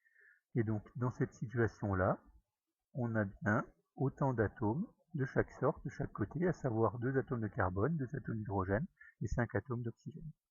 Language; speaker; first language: French; native; French